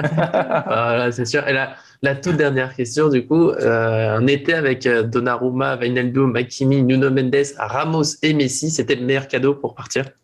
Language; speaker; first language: French; native; French